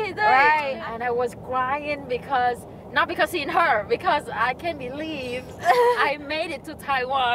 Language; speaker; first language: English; non-native, learner; Vietnamese